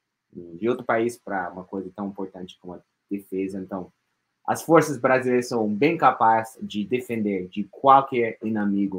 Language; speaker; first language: Portuguese; non-native, fluent; English